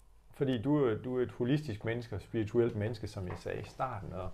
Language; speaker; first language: Danish; native; Danish